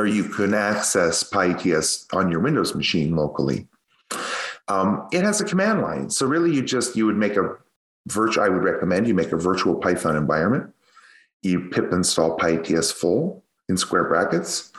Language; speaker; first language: English; native; English